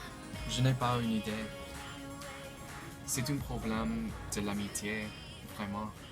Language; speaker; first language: French; non-native, learner; English